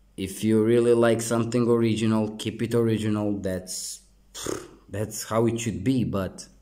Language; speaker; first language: English; non-native, fluent; Croatian